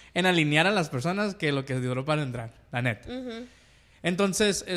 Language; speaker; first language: Spanish; early bilingual, heritage; Spanish